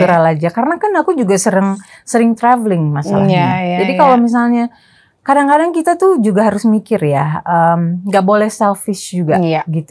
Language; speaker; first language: Indonesian; native; Indonesian